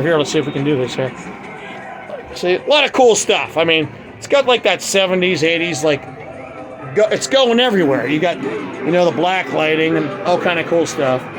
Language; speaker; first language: English; native; English